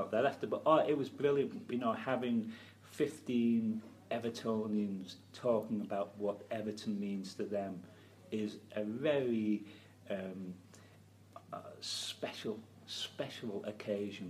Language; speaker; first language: English; native; English